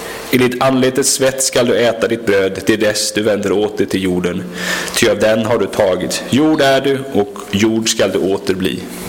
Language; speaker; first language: Swedish; native; Swedish